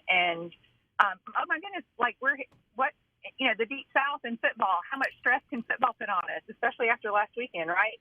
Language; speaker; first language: English; native; English